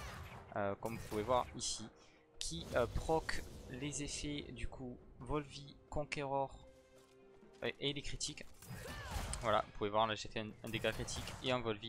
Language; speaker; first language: French; native; French